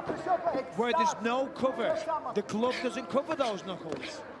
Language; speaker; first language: English; native; English